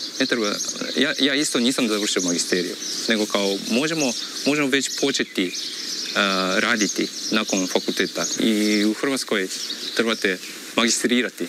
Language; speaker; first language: Croatian; non-native, fluent; Japanese